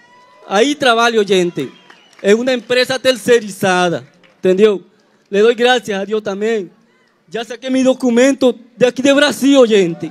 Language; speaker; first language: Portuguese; non-native, learner; Spanish